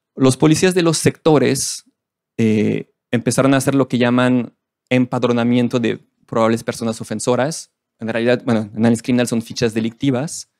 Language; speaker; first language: Spanish; non-native, fluent; French